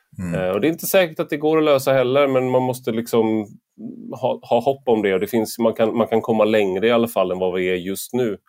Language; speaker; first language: Swedish; native; Swedish